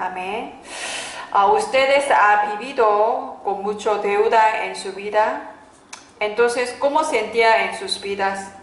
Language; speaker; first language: Spanish; non-native, fluent; Korean